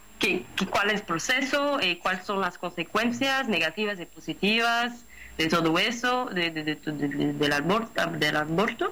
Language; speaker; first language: Spanish; non-native, fluent; Portuguese